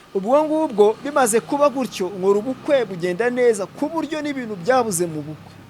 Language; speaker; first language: Kinyarwanda; native; Kinyarwanda